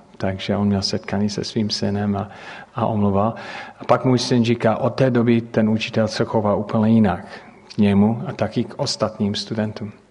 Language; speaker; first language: Czech; non-native, fluent; English